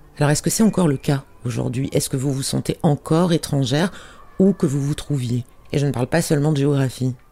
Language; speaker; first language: French; native; French